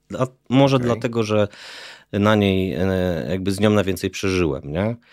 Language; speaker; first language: Polish; native; Polish